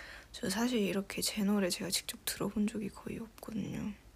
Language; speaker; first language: Korean; native; Korean